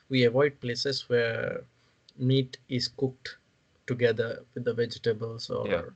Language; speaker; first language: English; non-native, local second language; Odia